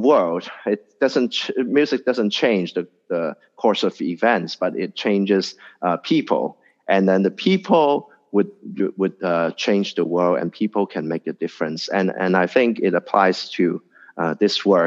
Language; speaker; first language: English; non-native, local second language; Cantonese